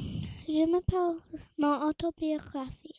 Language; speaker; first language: French; non-native, learner; English